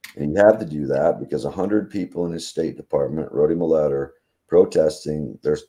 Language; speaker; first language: English; native; English